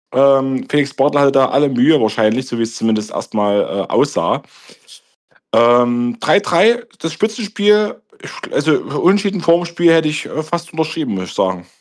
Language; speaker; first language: German; native; German